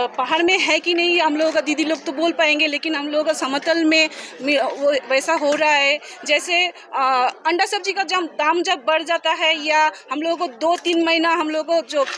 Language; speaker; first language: Hindi; non-native, local second language; Bangla